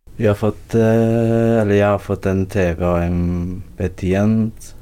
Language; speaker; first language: Norwegian; non-native, learner; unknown